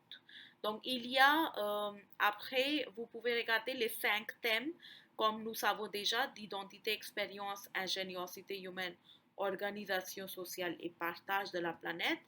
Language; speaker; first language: French; non-native, fluent; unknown